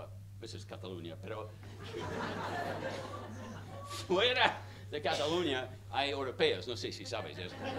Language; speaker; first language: Spanish; non-native, fluent; English